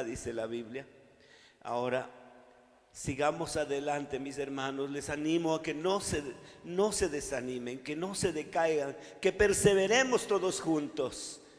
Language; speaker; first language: Spanish; native; Spanish